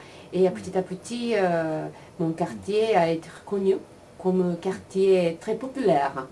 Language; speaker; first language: French; non-native, learner; Japanese